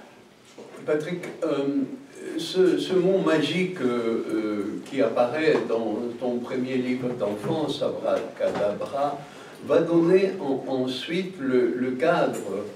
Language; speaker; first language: French; non-native, fluent; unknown